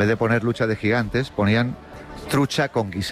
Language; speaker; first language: Spanish; native; Spanish